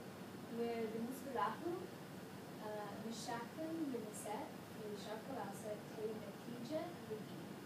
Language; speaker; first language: Arabic; non-native, learner; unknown